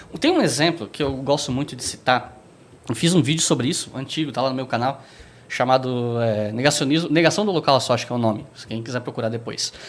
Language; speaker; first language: Portuguese; native; Portuguese